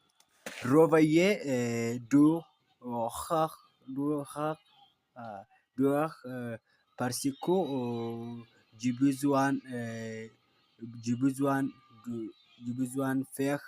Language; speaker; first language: French; non-native, learner; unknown